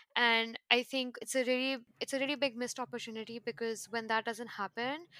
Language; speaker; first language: English; non-native, local second language; Hindi